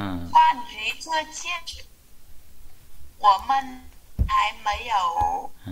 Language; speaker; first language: Chinese; non-native, learner; Vietnamese